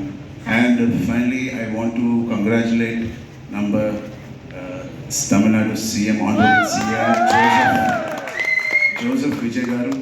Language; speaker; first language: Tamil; non-native, learner; Telugu